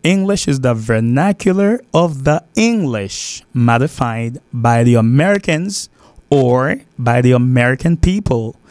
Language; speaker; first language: English; non-native, fluent; Haitian Creole